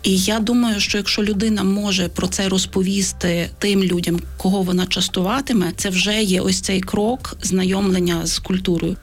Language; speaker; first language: Ukrainian; native; Ukrainian